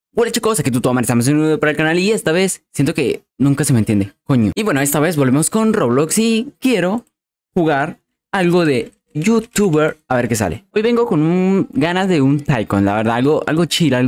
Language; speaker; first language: Spanish; native; Spanish